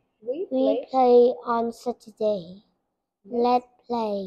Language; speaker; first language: English; non-native, learner; Vietnamese